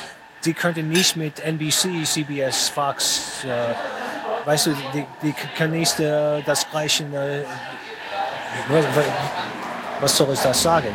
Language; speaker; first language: German; non-native, fluent; English